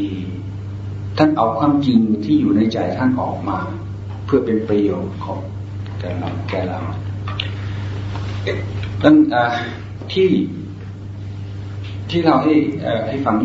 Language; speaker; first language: Thai; non-native, fluent; English